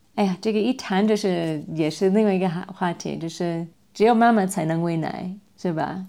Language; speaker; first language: Chinese; non-native, fluent; English